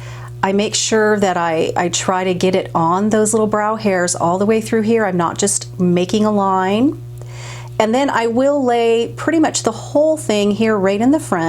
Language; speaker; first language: English; native; English